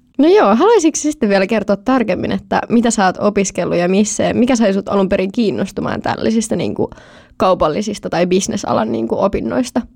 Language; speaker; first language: Finnish; native; Finnish